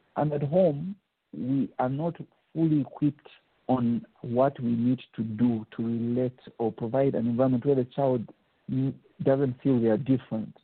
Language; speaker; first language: English; non-native, local second language; Bemba